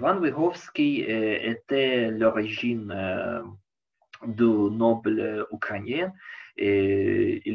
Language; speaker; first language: French; non-native, learner; Ukrainian